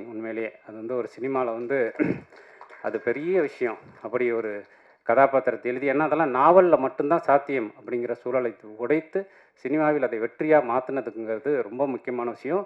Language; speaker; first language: Tamil; native; Tamil